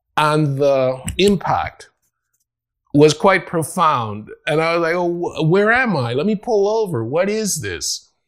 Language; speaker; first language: English; non-native, fluent; Spanish